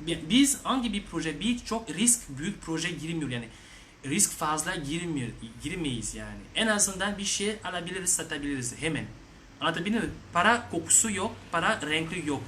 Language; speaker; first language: Turkish; non-native, learner; French